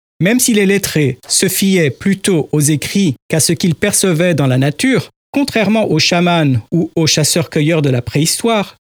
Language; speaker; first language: French; native; French